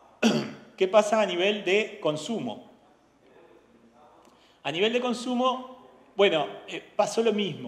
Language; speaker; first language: Spanish; native; Spanish